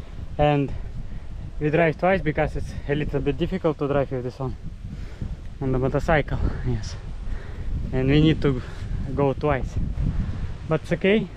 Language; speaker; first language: English; non-native, learner; Russian